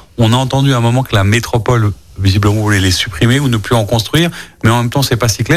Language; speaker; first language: French; native; French